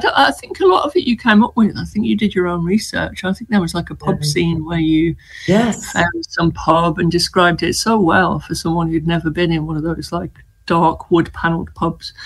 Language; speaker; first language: English; native; English